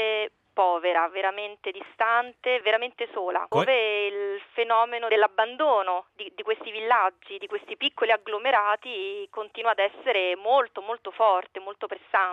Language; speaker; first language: Italian; native; Italian